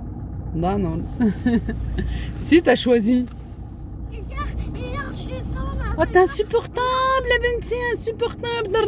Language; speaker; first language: French; native; French